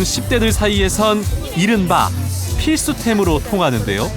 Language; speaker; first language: Korean; native; Korean